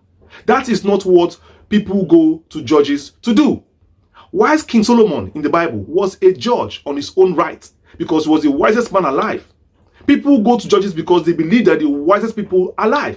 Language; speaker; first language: English; non-native, local second language; Igbo